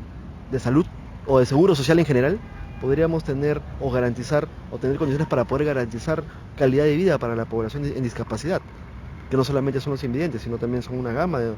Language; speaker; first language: Spanish; native; Spanish